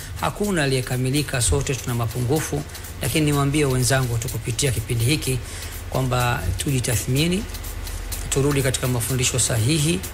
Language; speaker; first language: Swahili; native; Swahili